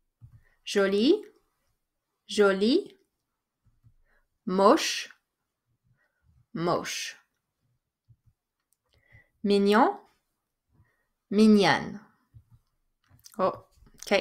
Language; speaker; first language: French; non-native, fluent; English